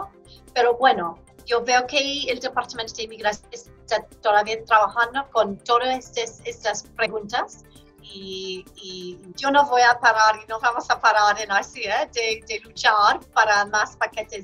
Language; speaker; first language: Spanish; non-native, fluent; English